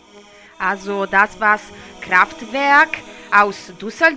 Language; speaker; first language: German; non-native, learner; Italian